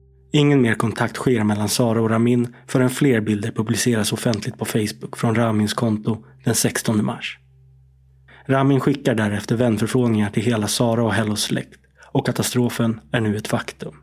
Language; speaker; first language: Swedish; native; Swedish